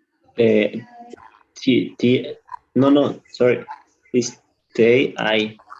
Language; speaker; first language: English; non-native, learner; Spanish